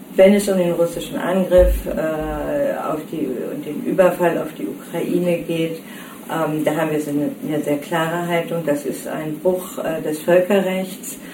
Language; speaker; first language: German; native; German